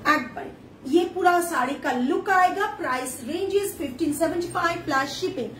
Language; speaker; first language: Hindi; non-native, local second language; Bangla